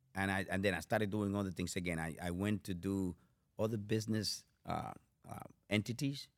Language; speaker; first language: English; non-native, fluent; Spanish